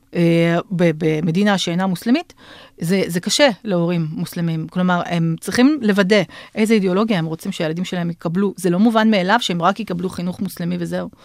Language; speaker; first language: Hebrew; non-native, fluent; Russian